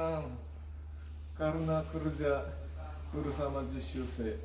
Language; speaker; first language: Indonesian; non-native, learner; Japanese